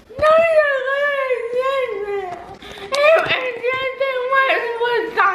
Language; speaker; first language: Spanish; early bilingual, heritage; English